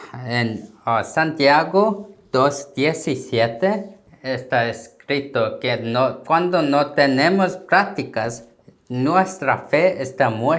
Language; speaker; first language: Spanish; non-native, learner; Korean